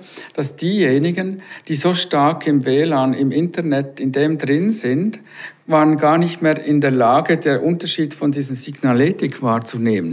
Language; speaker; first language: German; native; German